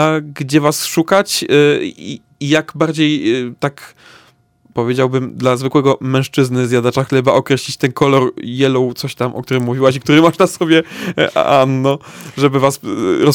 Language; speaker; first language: Polish; native; Polish